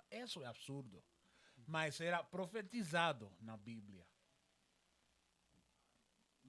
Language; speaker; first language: Portuguese; non-native, learner; Spanish